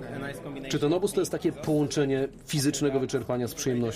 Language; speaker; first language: Polish; native; Polish